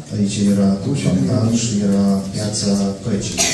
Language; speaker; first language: Romanian; non-native, learner; Russian